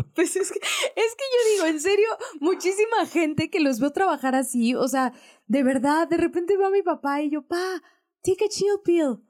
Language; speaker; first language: Spanish; native; Spanish